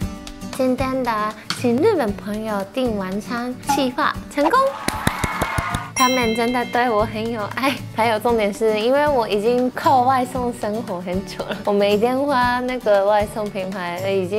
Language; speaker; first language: Chinese; non-native, fluent; Japanese